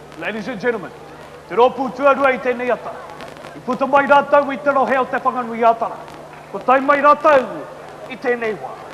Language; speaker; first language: Māori; native; Māori